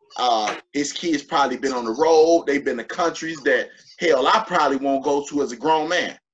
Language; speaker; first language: English; native; English